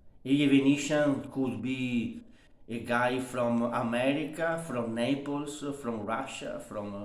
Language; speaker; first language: English; non-native, learner; Italian